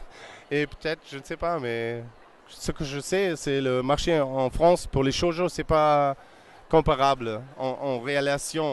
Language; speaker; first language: French; non-native, fluent; German